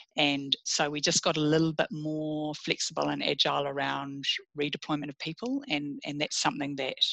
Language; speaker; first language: English; native; English